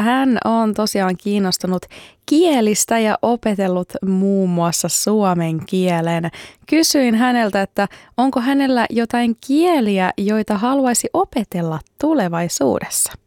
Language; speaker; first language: Finnish; native; Finnish